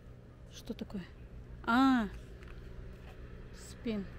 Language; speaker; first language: Russian; non-native, local second language; Kazakh